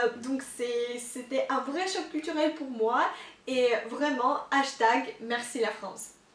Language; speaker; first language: French; non-native, fluent; Russian